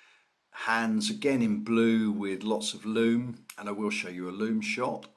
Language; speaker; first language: English; native; English